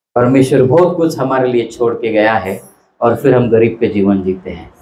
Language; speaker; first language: Hindi; non-native, local second language; Marathi